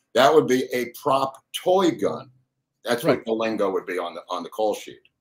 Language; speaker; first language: English; native; English